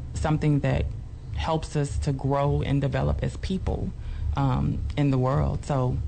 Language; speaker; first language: English; native; English